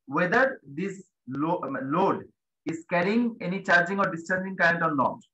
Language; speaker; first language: English; non-native, local second language; Bangla